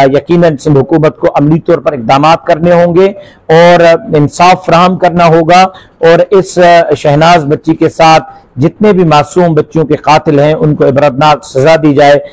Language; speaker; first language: Urdu; non-native, local second language; Sindhi